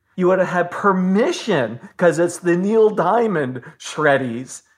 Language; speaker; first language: English; native; English